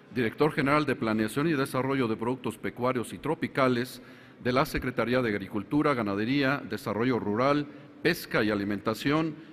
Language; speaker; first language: Spanish; native; Spanish